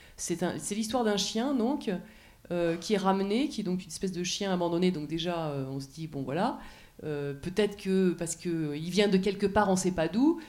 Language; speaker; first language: French; native; French